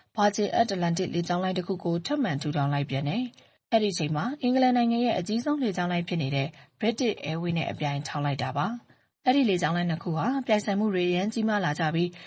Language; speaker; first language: Burmese; native; Burmese